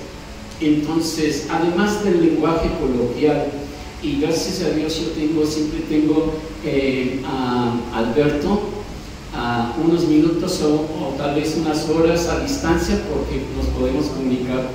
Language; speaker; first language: Spanish; non-native, fluent; English